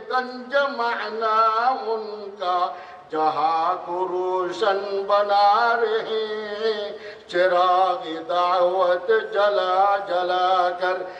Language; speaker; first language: Urdu; non-native, fluent; Bangla